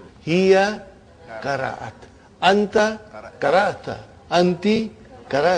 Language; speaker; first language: Arabic; non-native, fluent; Urdu